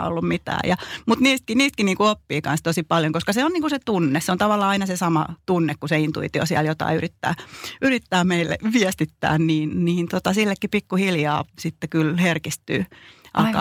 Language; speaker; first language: Finnish; native; Finnish